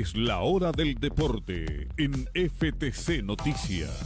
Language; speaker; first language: Spanish; native; Spanish